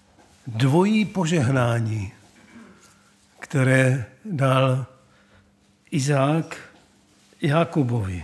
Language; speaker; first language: Czech; native; Czech